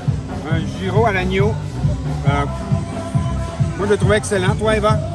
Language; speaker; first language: French; native; French